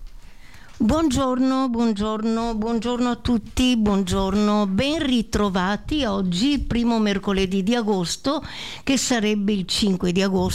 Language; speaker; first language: Italian; native; Italian